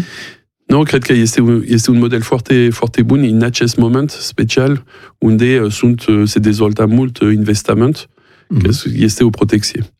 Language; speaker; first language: Romanian; non-native, learner; French